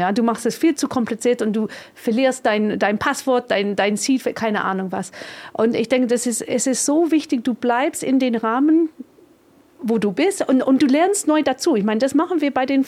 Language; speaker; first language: German; non-native, fluent; English